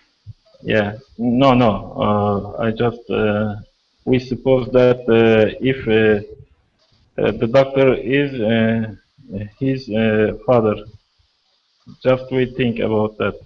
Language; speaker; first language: English; non-native, learner; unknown